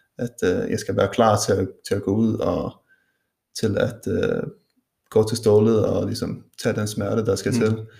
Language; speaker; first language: Danish; non-native, local second language; Faroese